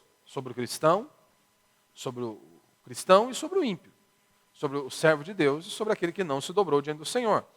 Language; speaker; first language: Portuguese; native; Portuguese